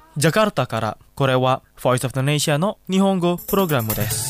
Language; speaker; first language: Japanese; non-native, fluent; Indonesian